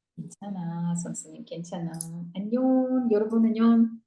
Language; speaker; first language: Korean; non-native, learner; Russian